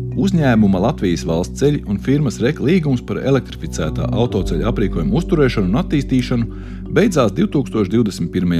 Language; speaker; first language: Latvian; native; Latvian